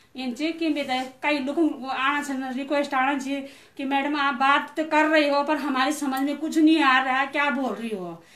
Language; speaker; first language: Hindi; non-native, local second language; Garhwali